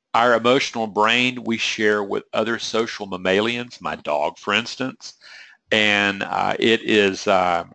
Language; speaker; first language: English; native; English